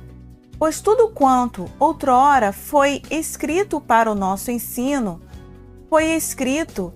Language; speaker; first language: Portuguese; native; Portuguese